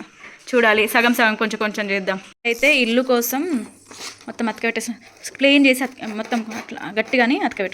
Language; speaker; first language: Telugu; native; Telugu